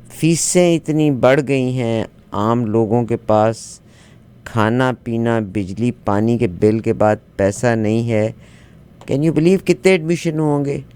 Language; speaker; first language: Urdu; native; Urdu